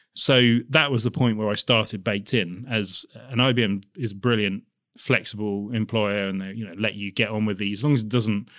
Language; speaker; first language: English; native; English